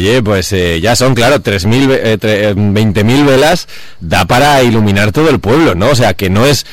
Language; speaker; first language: Spanish; native; Spanish